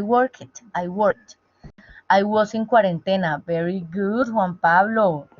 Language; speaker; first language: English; non-native, fluent; Spanish